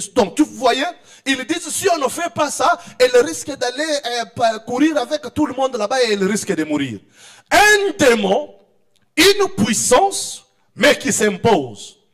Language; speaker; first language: French; non-native, local second language; Swahili